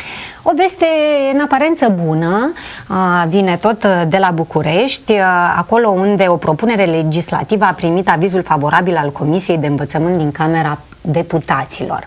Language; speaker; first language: Romanian; native; Romanian